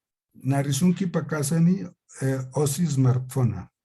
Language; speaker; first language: Russian; non-native, fluent; Spanish